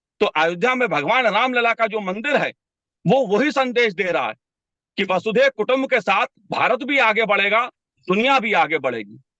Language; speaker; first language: Hindi; native; Hindi